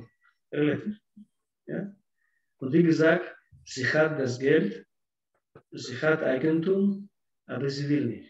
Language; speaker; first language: German; non-native, fluent; Russian